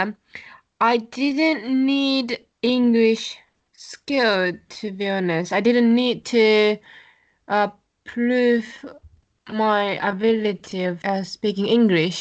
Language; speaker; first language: English; non-native, fluent; Japanese